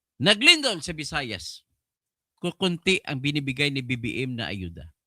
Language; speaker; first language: Filipino; non-native, local second language; Cebuano